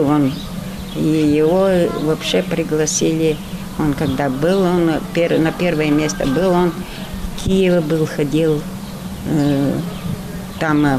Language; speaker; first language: Russian; non-native, local second language; Albanian